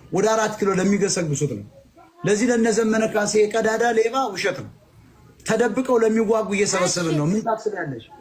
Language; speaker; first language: Amharic; native; Amharic